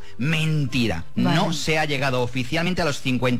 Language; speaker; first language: Spanish; native; Spanish